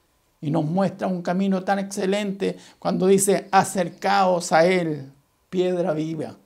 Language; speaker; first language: Spanish; native; Spanish